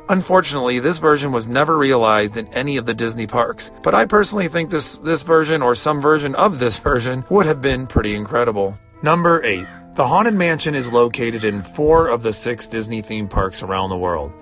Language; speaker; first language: English; native; English